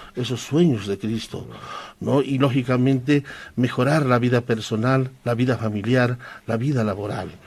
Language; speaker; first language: Spanish; non-native, local second language; Quechua